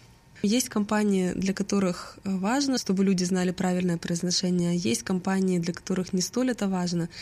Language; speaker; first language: Russian; native; Russian